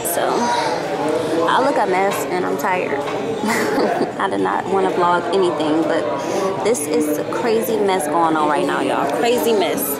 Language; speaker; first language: English; native; English